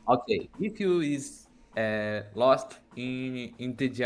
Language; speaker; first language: English; non-native, learner; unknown